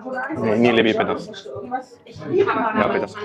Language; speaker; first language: Indonesian; non-native, learner; German